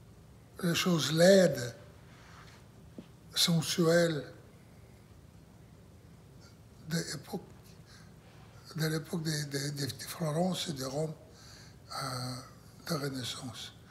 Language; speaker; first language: French; non-native, learner; Russian